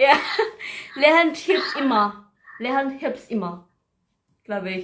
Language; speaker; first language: German; non-native, learner; Indonesian